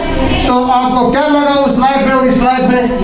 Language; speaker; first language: Hindi; non-native, local second language; Kashmiri